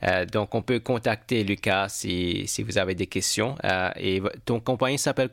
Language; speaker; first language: French; non-native, fluent; English